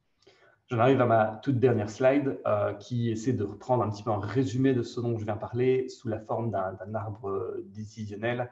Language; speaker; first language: French; native; French